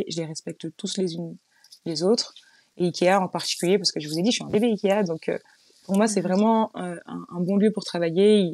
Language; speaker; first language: French; native; French